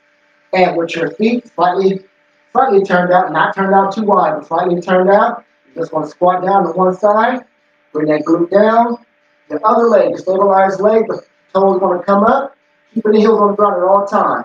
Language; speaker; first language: English; native; English